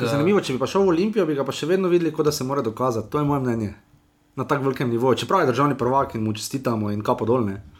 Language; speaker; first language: Slovenian; native; Slovenian